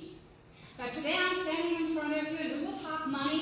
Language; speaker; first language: English; non-native, fluent; German